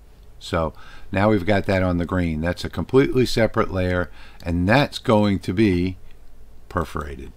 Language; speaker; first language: English; native; English